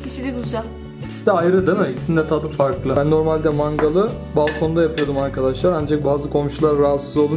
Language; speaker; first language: Turkish; native; Turkish